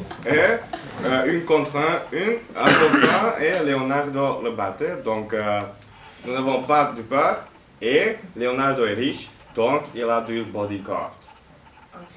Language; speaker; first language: French; non-native, learner; Dutch